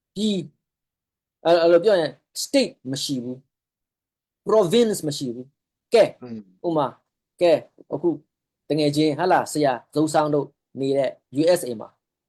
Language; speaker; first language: Burmese; non-native, local second language; Hakha Chin